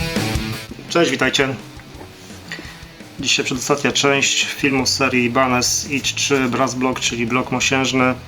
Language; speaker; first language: Polish; native; Polish